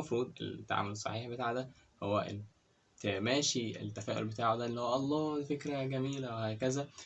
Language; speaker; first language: Arabic; native; Arabic